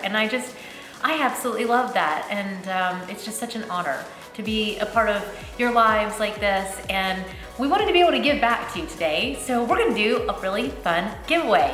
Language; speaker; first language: English; native; English